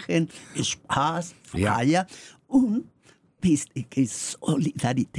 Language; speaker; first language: German; non-native, learner; Spanish